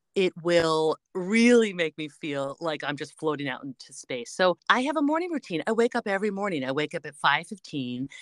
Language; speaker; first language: English; native; English